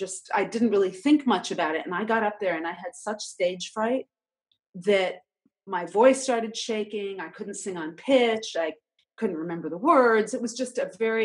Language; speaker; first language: English; native; English